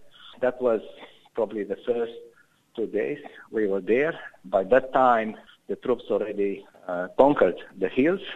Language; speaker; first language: English; non-native, fluent; Romanian